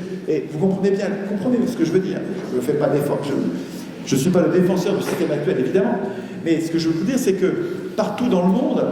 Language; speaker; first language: French; native; French